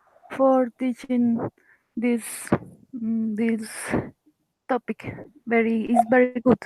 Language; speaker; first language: English; non-native, learner; Spanish